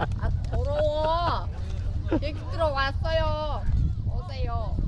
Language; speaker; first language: Korean; non-native, learner; Uzbek